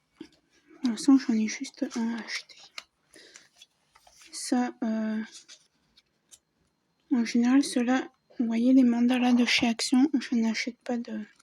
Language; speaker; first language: French; native; French